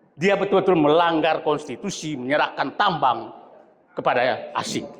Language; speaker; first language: Indonesian; non-native, local second language; Buginese